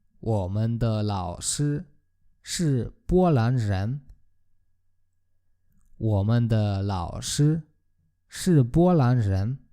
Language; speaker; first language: Chinese; non-native, fluent; Polish